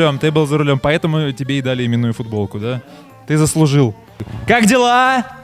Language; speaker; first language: Russian; native; Russian